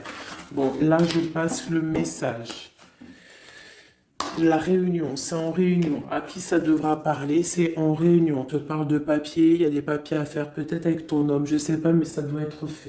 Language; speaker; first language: French; native; French